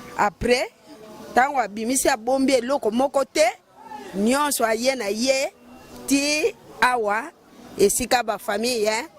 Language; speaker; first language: Lingala; non-native, local second language; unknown